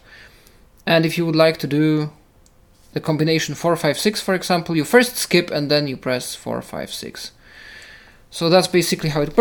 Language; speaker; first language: English; non-native, fluent; Polish